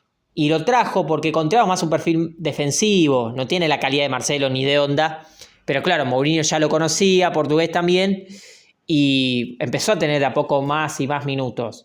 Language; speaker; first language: Spanish; native; Spanish